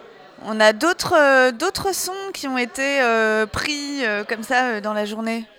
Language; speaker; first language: French; native; French